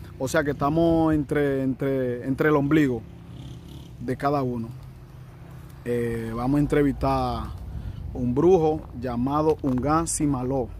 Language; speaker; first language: Spanish; native; Spanish